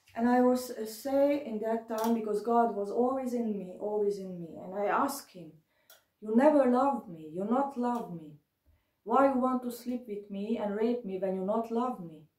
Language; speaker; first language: English; non-native, learner; German